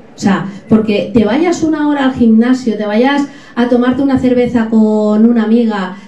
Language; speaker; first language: Spanish; native; Spanish